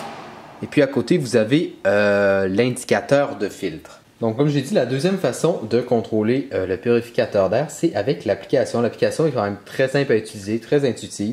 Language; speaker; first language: French; native; French